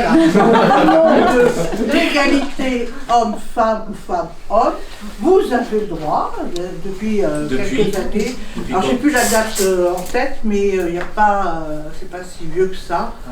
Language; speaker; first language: French; native; French